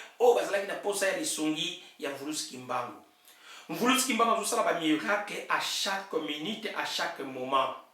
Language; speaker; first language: Lingala; non-native, local second language; Kongo